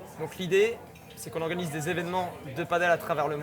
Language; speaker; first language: French; native; French